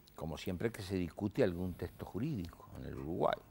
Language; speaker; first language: Spanish; native; Spanish